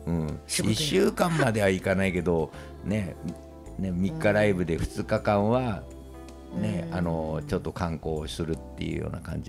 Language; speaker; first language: Japanese; native; Japanese